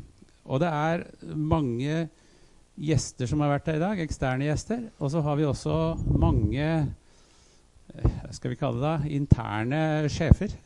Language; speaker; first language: Norwegian; native; Norwegian